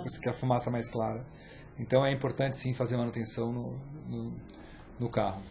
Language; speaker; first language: Portuguese; native; Portuguese